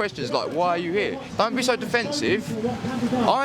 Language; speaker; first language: English; native; English